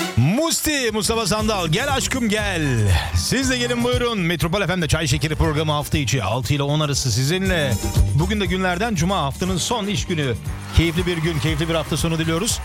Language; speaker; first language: Turkish; early bilingual, heritage; Turkish